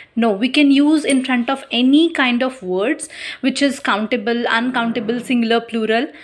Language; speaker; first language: English; non-native, local second language; Hindi